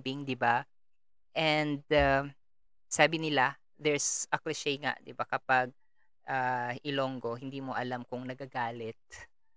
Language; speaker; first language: English; non-native, local second language; Kinaray-a